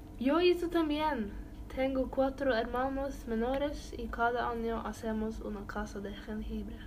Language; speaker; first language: Spanish; non-native, learner; Norwegian